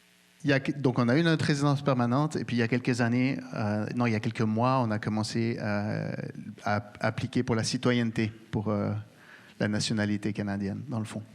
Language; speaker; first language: French; native; French